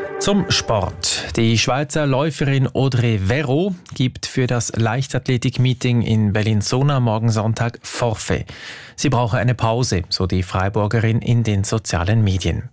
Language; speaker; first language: German; native; German